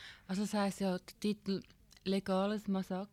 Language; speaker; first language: German; native; German